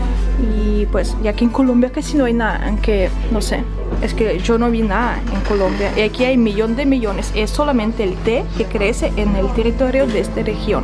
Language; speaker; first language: Spanish; non-native, fluent; Russian